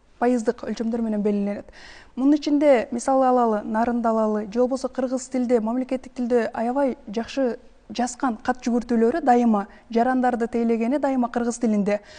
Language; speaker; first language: Kyrgyz; native; Kyrgyz